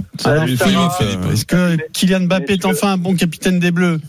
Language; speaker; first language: French; native; French